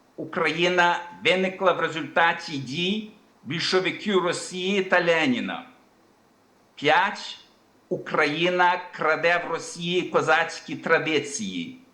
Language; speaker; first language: Ukrainian; early bilingual, heritage; Ukrainian